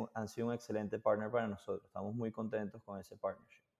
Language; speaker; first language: Spanish; native; Spanish